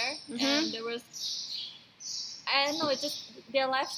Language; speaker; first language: English; non-native, learner; Thai